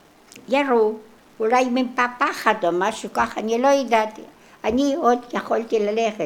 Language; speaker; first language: Hebrew; non-native, local second language; Polish